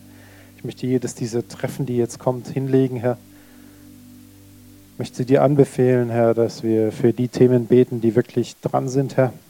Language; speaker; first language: German; native; German